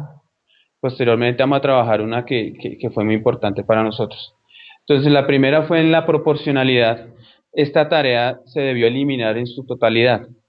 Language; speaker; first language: Spanish; native; Spanish